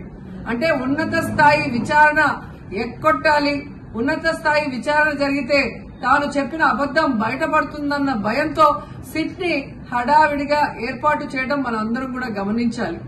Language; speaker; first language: Telugu; native; Telugu